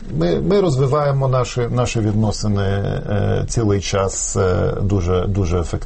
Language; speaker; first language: Ukrainian; non-native, fluent; Polish